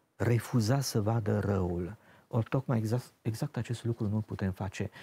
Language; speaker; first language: Romanian; native; Romanian